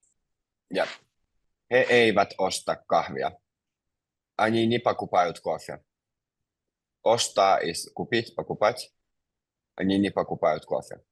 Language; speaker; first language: Russian; non-native, fluent; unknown